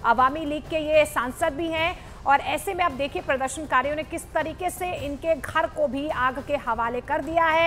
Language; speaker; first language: Hindi; native; Hindi